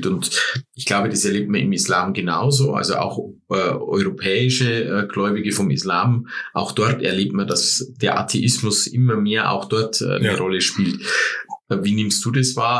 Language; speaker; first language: German; native; German